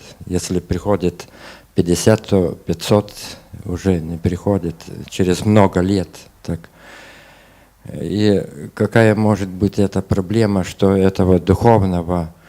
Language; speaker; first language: Russian; non-native, fluent; Lithuanian